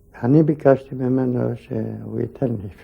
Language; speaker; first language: Hebrew; non-native, fluent; Polish